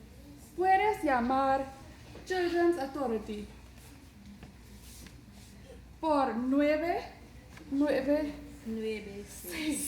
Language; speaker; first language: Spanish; non-native, learner; English